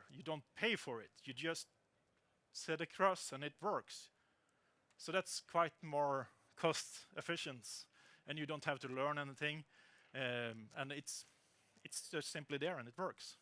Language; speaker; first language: English; non-native, fluent; Norwegian